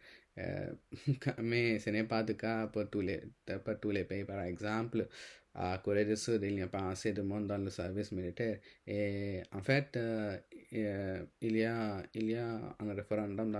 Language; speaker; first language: French; non-native, learner; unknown